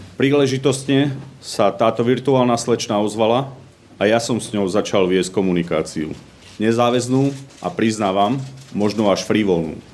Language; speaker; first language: Slovak; native; Slovak